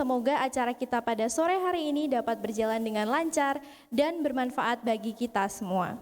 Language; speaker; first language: Indonesian; native; Indonesian